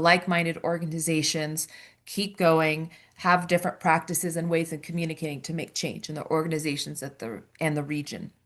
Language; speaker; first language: English; native; English